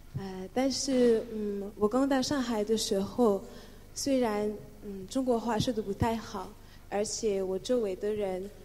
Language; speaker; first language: Chinese; non-native, fluent; French